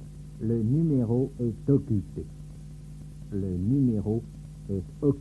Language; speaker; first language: French; non-native, fluent; English